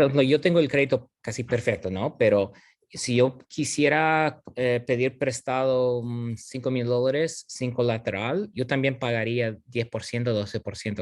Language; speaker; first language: Spanish; non-native, fluent; English